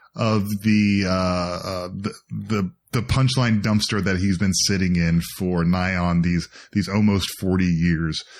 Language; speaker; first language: English; native; English